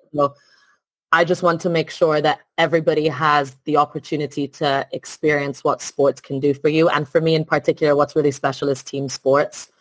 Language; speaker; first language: English; non-native, fluent; Italian